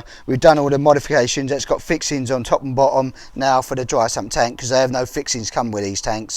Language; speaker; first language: English; native; English